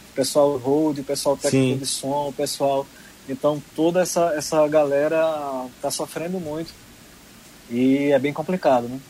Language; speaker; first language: Portuguese; native; Portuguese